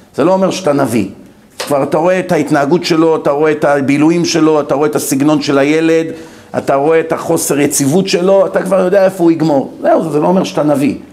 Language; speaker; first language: Hebrew; native; Hebrew